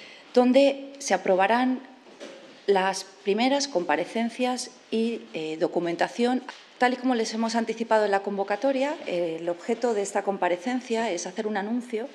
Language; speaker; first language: Spanish; native; Spanish